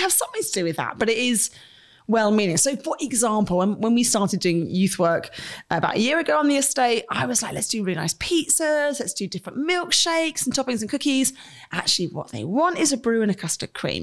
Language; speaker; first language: English; native; English